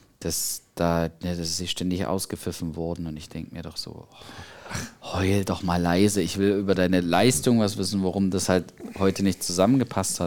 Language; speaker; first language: German; native; German